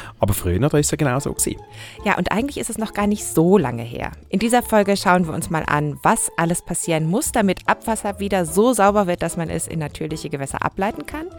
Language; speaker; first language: German; native; German